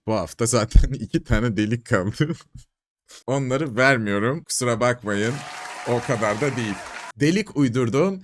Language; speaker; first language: Turkish; native; Turkish